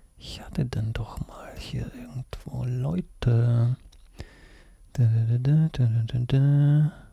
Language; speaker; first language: German; early bilingual, other home language; Russian